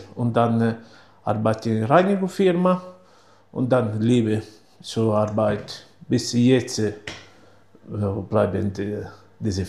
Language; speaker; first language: German; non-native, learner; Italian